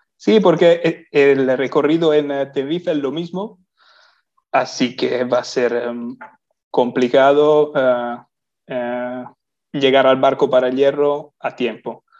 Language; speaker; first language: Spanish; non-native, fluent; Italian